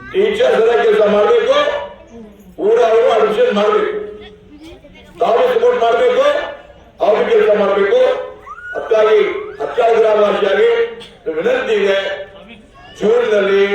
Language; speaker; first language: Kannada; non-native, local second language; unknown